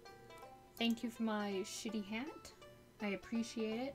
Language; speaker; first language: English; native; English